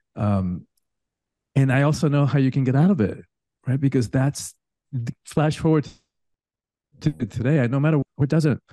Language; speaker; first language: English; early bilingual, other home language; Spanish